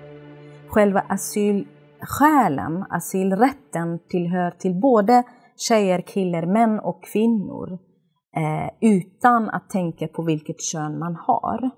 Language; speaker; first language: Swedish; non-native, fluent; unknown